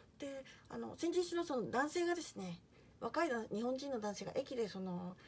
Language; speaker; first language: Japanese; native; Japanese